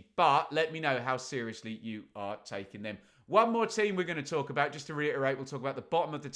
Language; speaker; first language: English; native; English